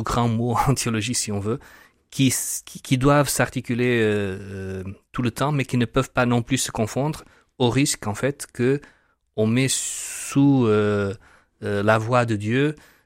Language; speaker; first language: French; non-native, fluent; Portuguese